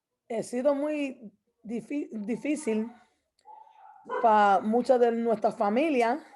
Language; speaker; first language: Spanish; early bilingual, heritage; Spanish